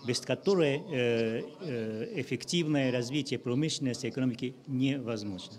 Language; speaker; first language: Russian; non-native, learner; Japanese